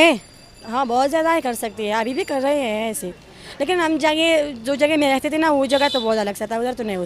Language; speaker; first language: Hindi; non-native, fluent; Pashto